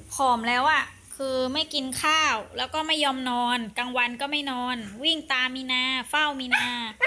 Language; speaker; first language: Thai; native; Thai